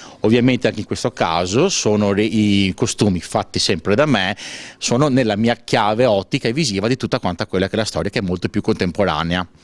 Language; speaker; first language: Italian; native; Italian